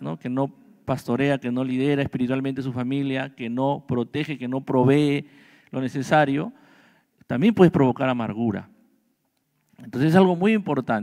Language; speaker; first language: Spanish; native; Spanish